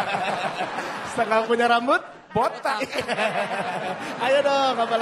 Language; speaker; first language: Indonesian; native; Indonesian